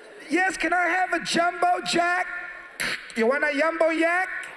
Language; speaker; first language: English; early bilingual, other home language; Spanish